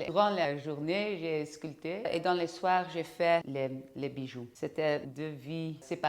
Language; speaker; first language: French; non-native, fluent; Dutch